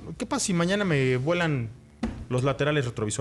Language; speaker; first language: Spanish; native; Spanish